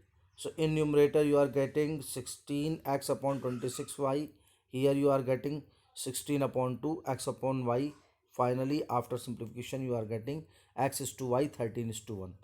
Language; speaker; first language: English; non-native, local second language; Hindi